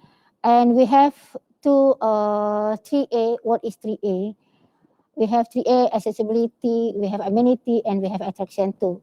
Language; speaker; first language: English; non-native, learner; Indonesian